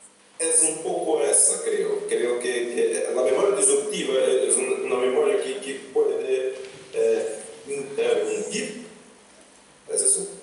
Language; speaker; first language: Spanish; non-native, fluent; Portuguese